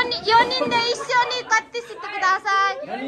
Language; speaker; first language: Japanese; non-native, learner; Nepali